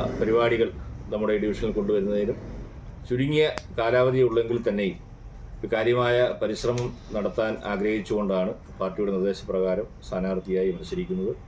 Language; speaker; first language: Malayalam; native; Malayalam